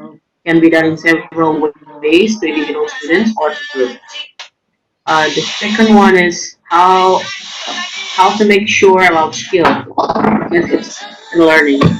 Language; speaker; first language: English; non-native, fluent; Indonesian